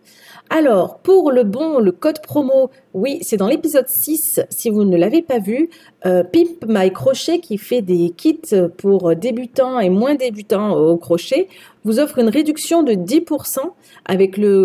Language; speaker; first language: French; native; French